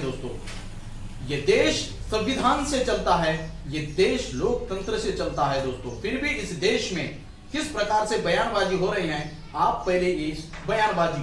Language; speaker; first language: Hindi; native; Hindi